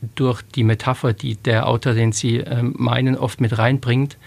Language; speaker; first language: German; native; German